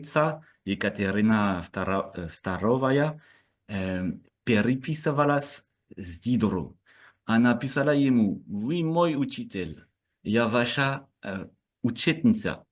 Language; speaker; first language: Russian; non-native, learner; French